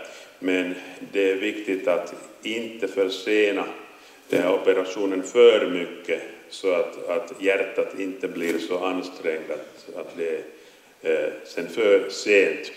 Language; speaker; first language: Swedish; non-native, local second language; Finnish